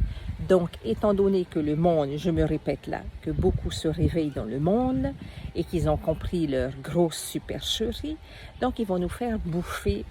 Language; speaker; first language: French; native; French